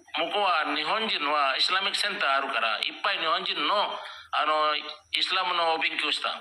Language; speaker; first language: Japanese; non-native, learner; Indonesian